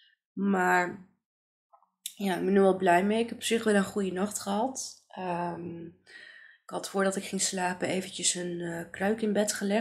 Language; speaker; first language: Dutch; native; Dutch